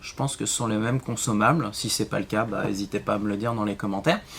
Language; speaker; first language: French; native; French